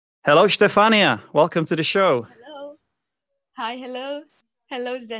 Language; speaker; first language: English; non-native, fluent; Slovak